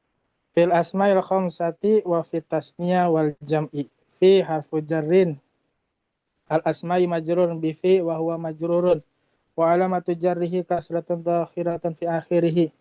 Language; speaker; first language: Arabic; non-native, learner; Indonesian